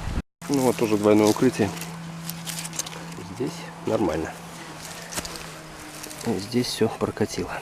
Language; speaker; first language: Russian; native; Russian